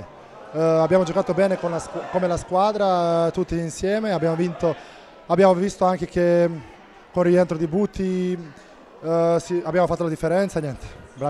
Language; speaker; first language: Italian; non-native, fluent; Serbian